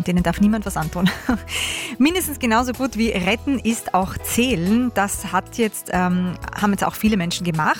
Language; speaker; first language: German; native; German